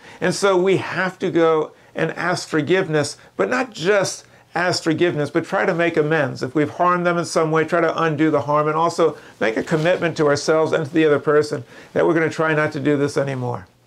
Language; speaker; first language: English; native; English